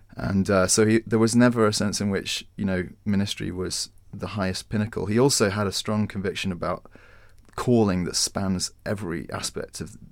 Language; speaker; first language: English; native; English